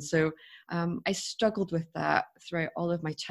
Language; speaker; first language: English; native; English